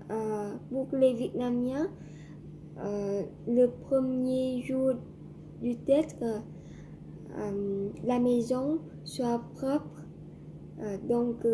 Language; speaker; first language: French; non-native, learner; Vietnamese